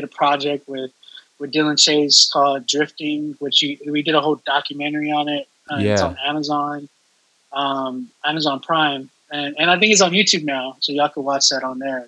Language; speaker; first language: English; native; English